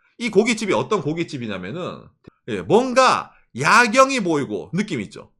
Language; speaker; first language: Korean; native; Korean